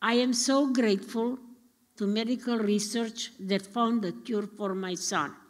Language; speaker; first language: English; non-native, fluent; Romanian